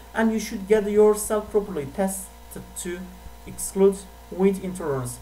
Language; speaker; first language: English; non-native, fluent; Turkish